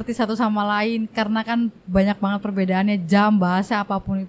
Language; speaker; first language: Indonesian; native; Indonesian